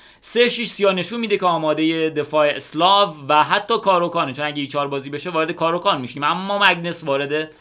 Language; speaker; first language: Persian; native; Persian